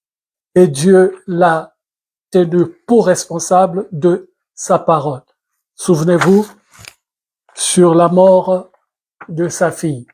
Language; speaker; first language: French; non-native, local second language; Lingala